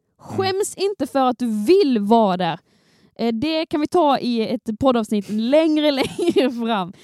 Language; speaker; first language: Swedish; native; Swedish